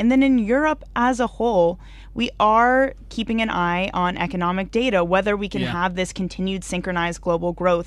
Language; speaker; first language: English; native; English